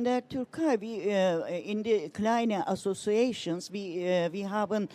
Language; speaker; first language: German; non-native, learner; Turkish